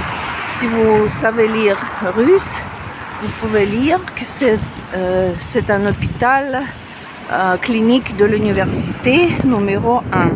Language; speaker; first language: French; non-native, fluent; Russian